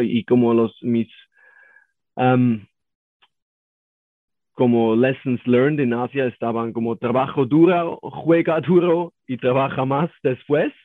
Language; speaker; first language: Spanish; non-native, learner; German